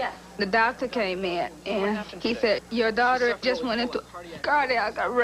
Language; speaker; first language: English; native; English